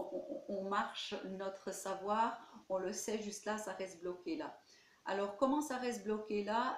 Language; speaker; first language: French; native; French